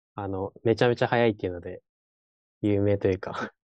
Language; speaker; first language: Japanese; native; Japanese